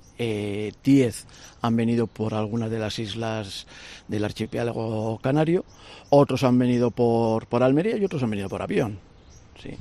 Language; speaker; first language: Spanish; native; Spanish